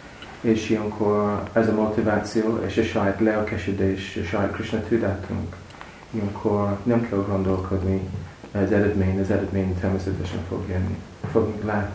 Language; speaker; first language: Hungarian; non-native, learner; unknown